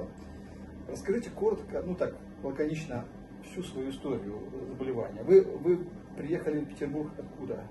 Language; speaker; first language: Russian; native; Russian